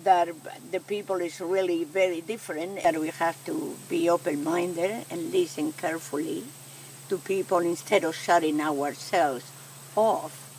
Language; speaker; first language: English; non-native, fluent; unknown